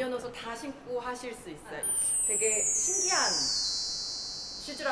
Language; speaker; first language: Korean; native; Korean